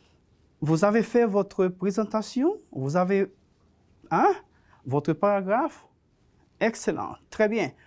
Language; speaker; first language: French; non-native, fluent; Spanish